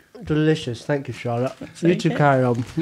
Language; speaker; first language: English; native; English